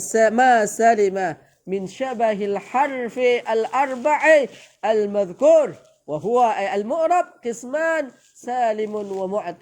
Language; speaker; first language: Arabic; non-native, fluent; Indonesian